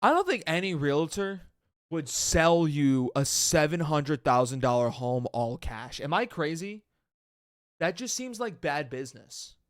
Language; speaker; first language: English; native; English